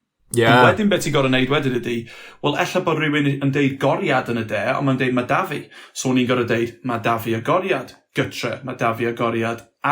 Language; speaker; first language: Welsh; non-native, local second language; English